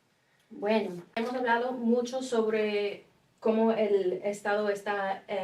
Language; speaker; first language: Spanish; non-native, fluent; English